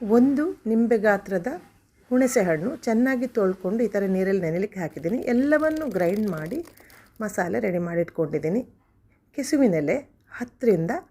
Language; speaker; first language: Kannada; non-native, local second language; Konkani